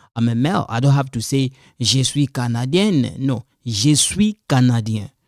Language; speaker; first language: English; non-native, fluent; Lingala